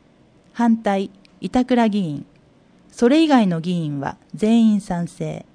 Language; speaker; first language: Japanese; native; Japanese